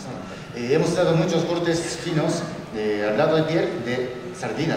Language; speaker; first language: Spanish; non-native, learner; Japanese